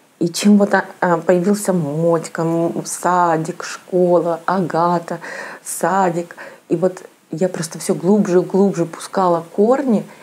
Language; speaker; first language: Russian; native; Russian